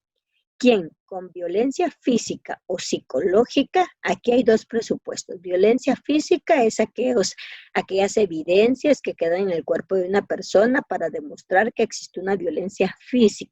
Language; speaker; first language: Spanish; native; Spanish